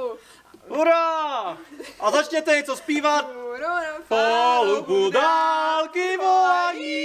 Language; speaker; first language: Czech; native; Czech